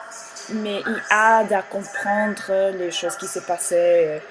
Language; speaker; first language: French; non-native, learner; English